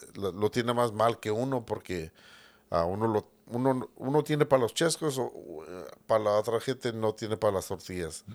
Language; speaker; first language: Spanish; early bilingual, heritage; Spanish